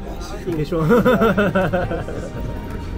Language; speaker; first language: French; non-native, learner; Japanese